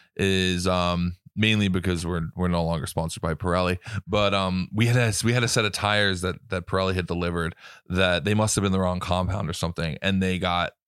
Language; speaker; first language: English; native; English